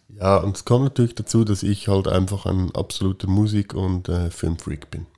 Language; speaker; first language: German; native; German